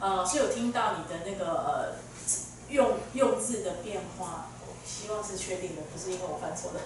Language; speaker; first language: Chinese; native; Chinese